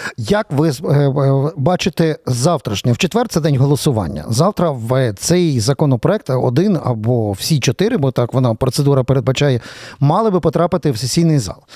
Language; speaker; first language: Ukrainian; native; Ukrainian